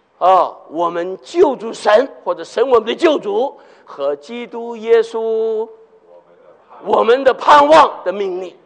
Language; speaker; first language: Chinese; native; Chinese